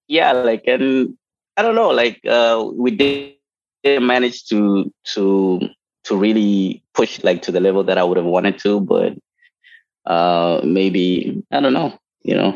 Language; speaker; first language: English; non-native, local second language; Shona